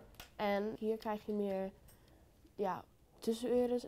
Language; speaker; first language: Dutch; early bilingual, heritage; Dutch